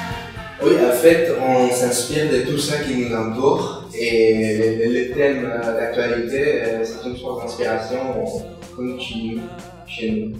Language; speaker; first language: French; non-native, fluent; Spanish